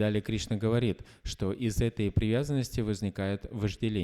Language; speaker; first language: Russian; native; Russian